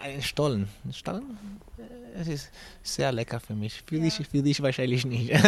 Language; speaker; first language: German; non-native, learner; Spanish